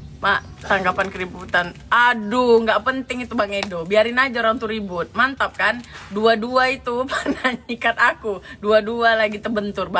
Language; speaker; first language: Indonesian; native; Indonesian